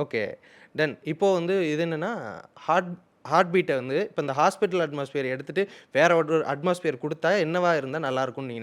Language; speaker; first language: Tamil; native; Tamil